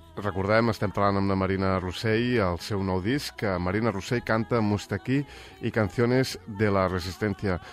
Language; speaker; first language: Catalan; native; Catalan